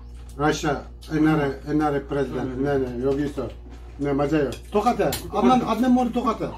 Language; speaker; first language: Korean; non-native, learner; Turkish